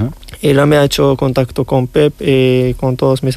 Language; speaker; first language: Spanish; non-native, learner; Riffian